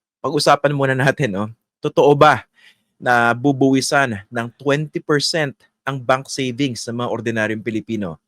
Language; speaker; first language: Filipino; native; Filipino